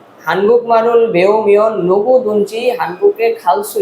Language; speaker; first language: Korean; non-native, learner; Bangla